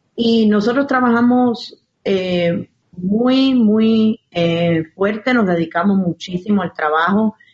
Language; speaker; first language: Spanish; early bilingual, heritage; Spanish